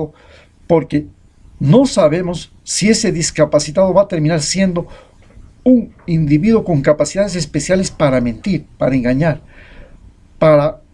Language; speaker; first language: Spanish; native; Spanish